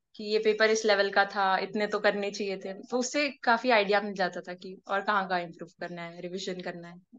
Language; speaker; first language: Hindi; non-native, local second language; Marathi